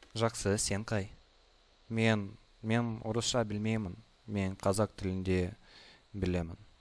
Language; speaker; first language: Kazakh; non-native, learner; Russian